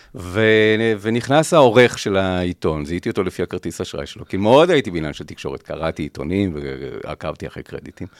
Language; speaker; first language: Hebrew; native; Hebrew